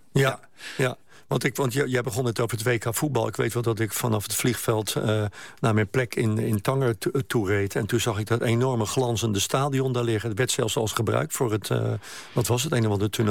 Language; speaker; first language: Dutch; native; Dutch